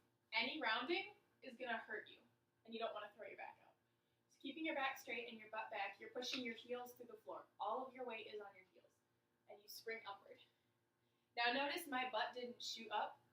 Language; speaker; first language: English; native; English